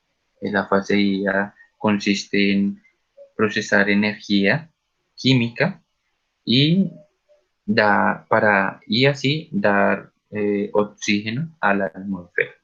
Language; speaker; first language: Spanish; native; Spanish